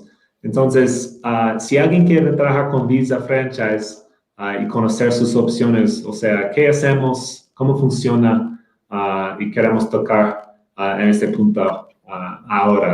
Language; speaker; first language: Spanish; non-native, fluent; English